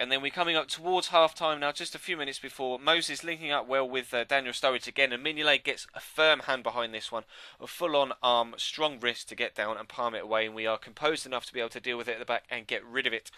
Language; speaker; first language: English; native; English